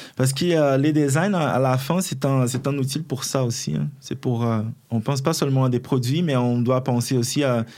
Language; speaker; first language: French; non-native, fluent; Portuguese